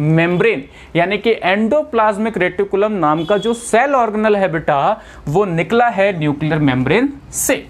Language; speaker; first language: Hindi; native; Hindi